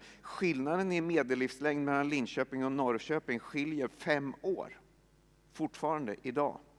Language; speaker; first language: Swedish; native; Swedish